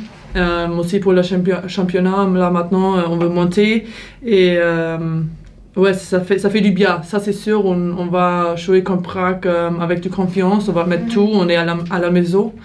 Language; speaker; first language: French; non-native, learner; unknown